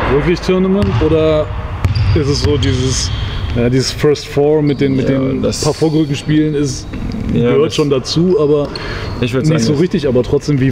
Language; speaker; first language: German; native; German